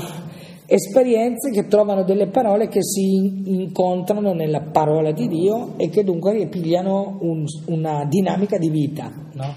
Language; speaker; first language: Italian; native; Italian